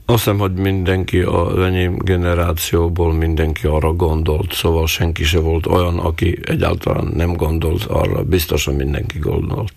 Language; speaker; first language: Hungarian; non-native, local second language; Slovak